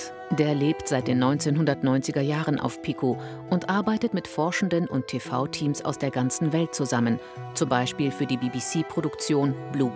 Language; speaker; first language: German; native; German